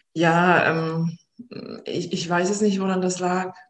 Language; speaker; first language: German; non-native, fluent; Hungarian